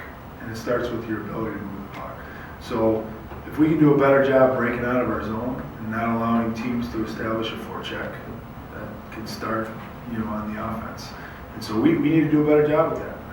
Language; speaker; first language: English; native; English